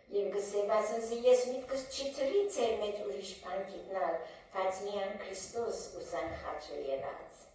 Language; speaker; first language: Armenian; early bilingual, heritage; Armenian